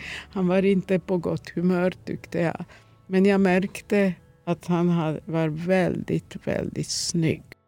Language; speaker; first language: Swedish; non-native, fluent; Serbian